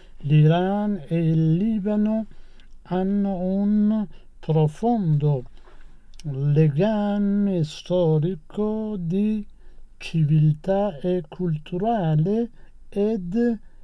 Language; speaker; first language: Italian; non-native, fluent; Persian